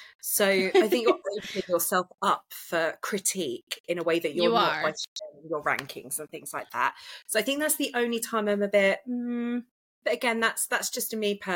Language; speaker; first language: English; native; English